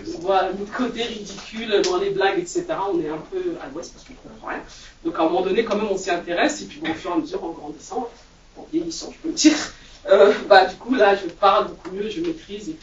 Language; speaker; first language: French; native; French